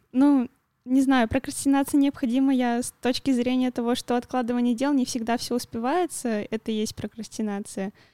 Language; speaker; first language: Russian; native; Russian